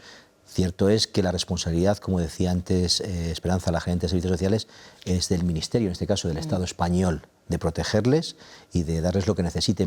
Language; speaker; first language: Spanish; native; Spanish